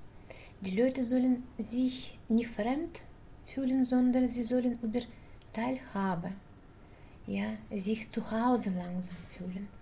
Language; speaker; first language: German; non-native, learner; Russian